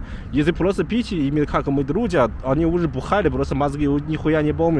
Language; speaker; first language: Russian; non-native, learner; Chinese